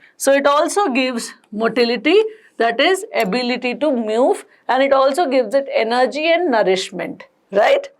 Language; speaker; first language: English; non-native, local second language; Hindi